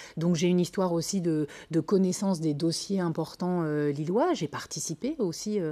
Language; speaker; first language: French; native; French